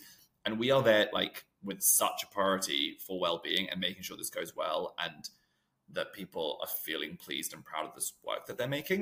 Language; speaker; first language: English; native; English